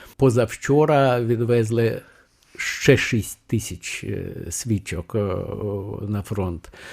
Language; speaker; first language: Ukrainian; non-native, fluent; Lithuanian